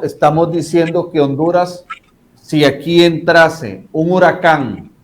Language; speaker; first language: Spanish; native; Spanish